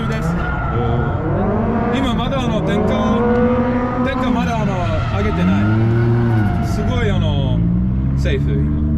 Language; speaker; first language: Japanese; non-native, learner; English